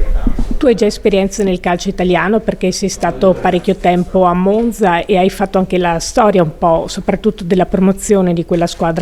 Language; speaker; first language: Italian; native; Italian